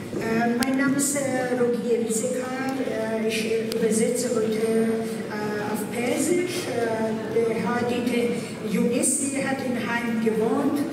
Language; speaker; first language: German; non-native, fluent; Persian